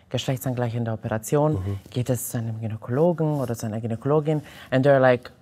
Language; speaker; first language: German; non-native, fluent; Serbian